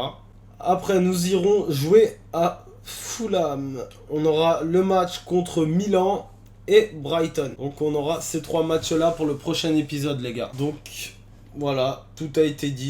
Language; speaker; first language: French; native; French